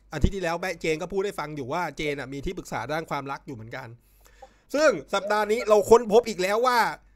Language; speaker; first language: Thai; native; Thai